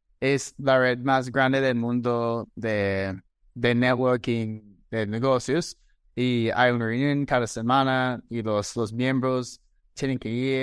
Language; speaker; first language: Spanish; non-native, fluent; English